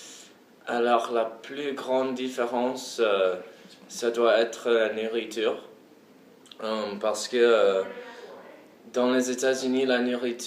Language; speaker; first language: French; early bilingual, heritage; French